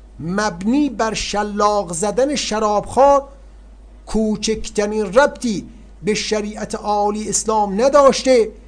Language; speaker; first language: Persian; native; Persian